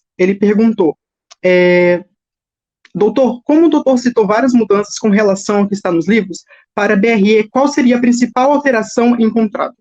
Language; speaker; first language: Portuguese; native; Portuguese